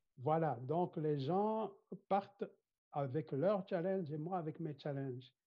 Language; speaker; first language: French; non-native, fluent; Kinyarwanda